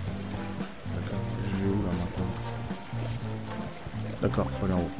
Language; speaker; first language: French; native; French